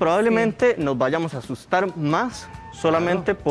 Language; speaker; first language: Spanish; native; Spanish